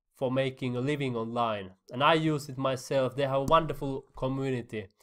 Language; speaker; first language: English; non-native, fluent; Finnish